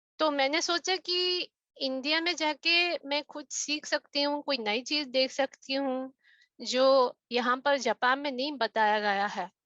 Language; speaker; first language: Hindi; non-native, fluent; Japanese